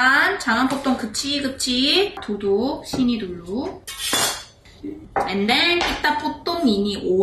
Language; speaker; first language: Korean; non-native, learner; Malay